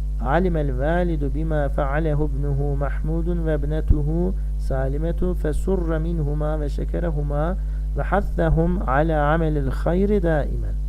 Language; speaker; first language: Arabic; non-native, fluent; Turkish